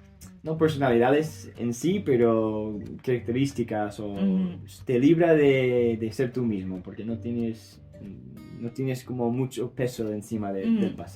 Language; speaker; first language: Spanish; non-native, fluent; English